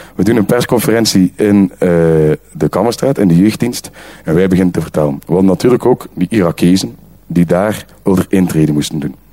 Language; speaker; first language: Dutch; native; Dutch